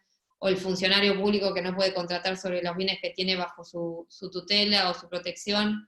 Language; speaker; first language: Spanish; native; Spanish